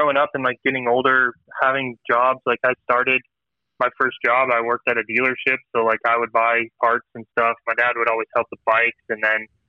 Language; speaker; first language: English; native; English